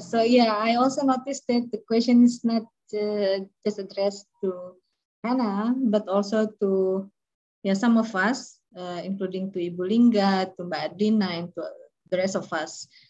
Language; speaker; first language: English; non-native, fluent; Indonesian